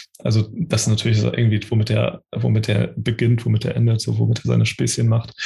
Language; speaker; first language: German; early bilingual, other home language; Portuguese